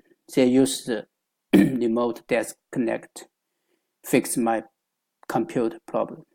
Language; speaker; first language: English; non-native, learner; Chinese